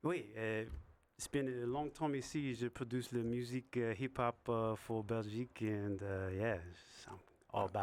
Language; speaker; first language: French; non-native, learner; English